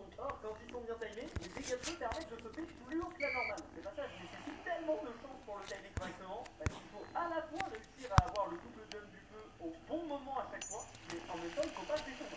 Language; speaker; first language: French; native; French